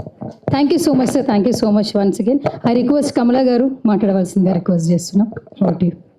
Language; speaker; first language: Telugu; native; Telugu